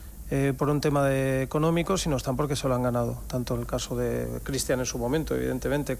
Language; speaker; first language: Spanish; native; Spanish